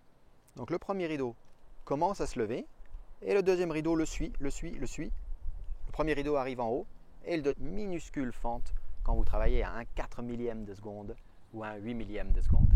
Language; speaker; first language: French; native; French